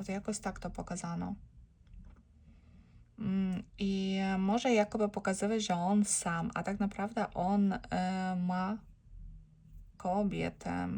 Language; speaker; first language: Polish; non-native, learner; Ukrainian